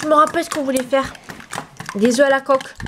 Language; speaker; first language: French; native; French